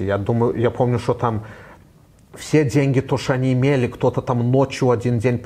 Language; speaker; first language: Russian; early bilingual, heritage; Russian